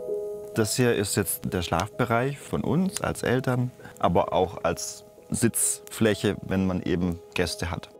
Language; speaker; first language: German; native; German